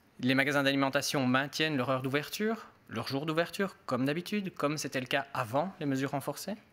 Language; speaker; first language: French; native; French